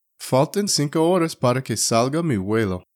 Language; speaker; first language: Spanish; non-native, fluent; English